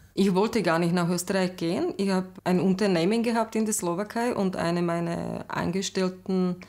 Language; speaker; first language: German; non-native, fluent; Slovak